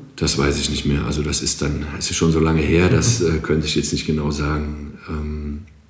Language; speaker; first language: German; non-native, fluent; Greek